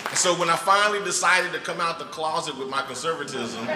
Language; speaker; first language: English; native; English